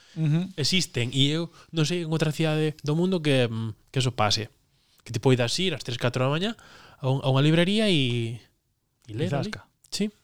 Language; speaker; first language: Galician; non-native, local second language; Spanish